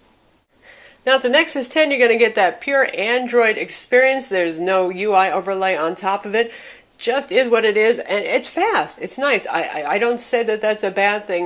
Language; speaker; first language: English; native; English